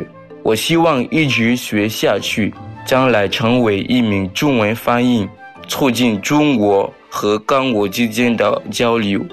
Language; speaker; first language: Chinese; non-native, fluent; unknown